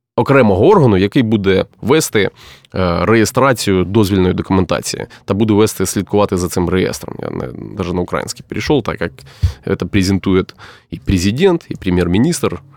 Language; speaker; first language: Ukrainian; non-native, local second language; Russian